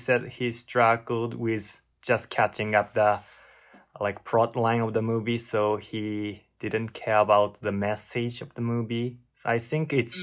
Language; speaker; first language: English; non-native, learner; Japanese